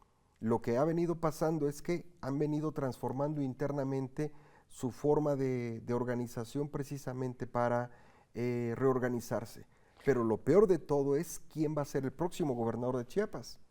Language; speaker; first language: Spanish; native; Spanish